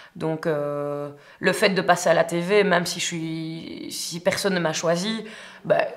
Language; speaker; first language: French; native; French